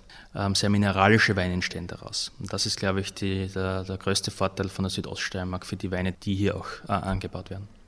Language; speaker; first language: German; native; German